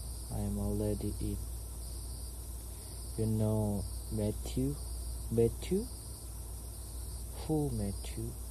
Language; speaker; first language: English; non-native, learner; Korean